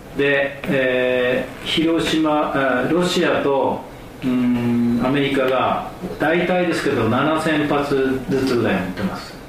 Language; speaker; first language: Japanese; native; Japanese